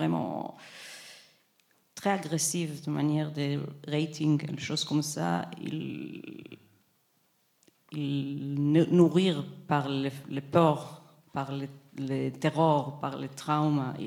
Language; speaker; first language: French; non-native, fluent; Hebrew